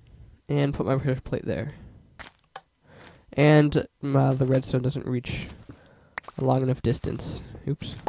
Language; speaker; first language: English; native; English